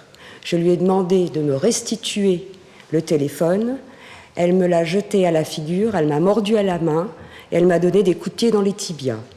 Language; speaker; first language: French; native; French